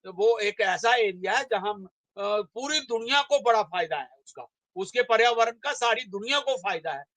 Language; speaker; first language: Hindi; non-native, local second language; Dogri